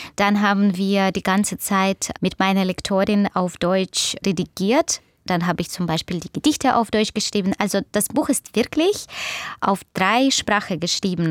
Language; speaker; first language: German; non-native, fluent; Russian